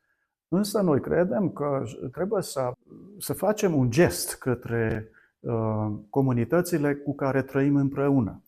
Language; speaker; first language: Romanian; non-native, local second language; Hungarian